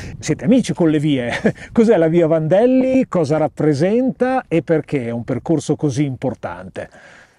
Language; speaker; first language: Italian; native; Italian